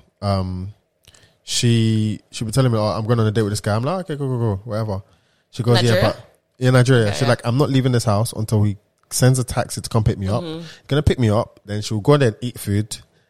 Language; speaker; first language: English; non-native, local second language; Yoruba